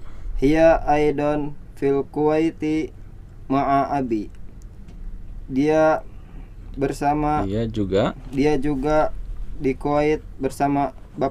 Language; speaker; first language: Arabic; non-native, learner; Indonesian